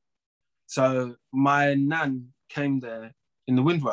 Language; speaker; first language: English; native; English